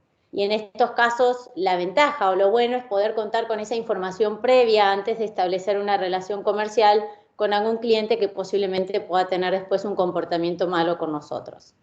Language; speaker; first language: Spanish; native; Spanish